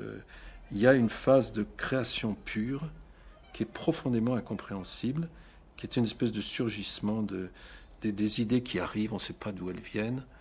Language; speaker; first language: French; native; French